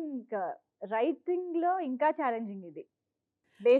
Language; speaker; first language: Telugu; native; Telugu